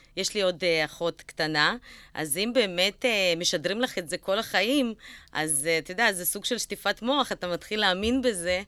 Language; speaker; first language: Hebrew; early bilingual, other home language; Russian